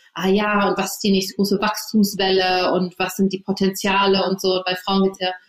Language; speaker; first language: German; early bilingual, other home language; English